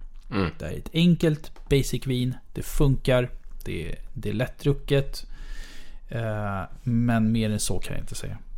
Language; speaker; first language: Swedish; native; Swedish